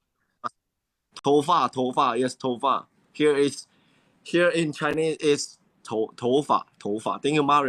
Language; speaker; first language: English; non-native, learner; Chinese